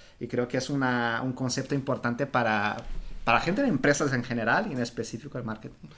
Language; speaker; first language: Spanish; non-native, fluent; Portuguese